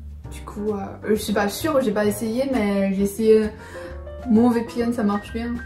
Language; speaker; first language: French; non-native, fluent; Chinese